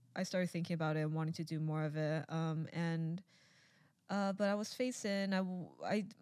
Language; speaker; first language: English; early bilingual, other home language; Chinese